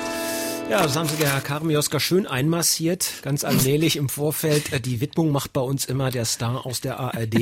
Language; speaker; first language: German; native; German